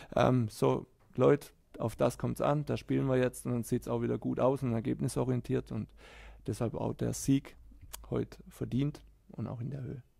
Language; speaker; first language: German; native; German